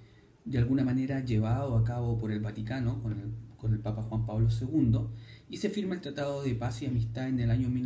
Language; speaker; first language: Spanish; native; Spanish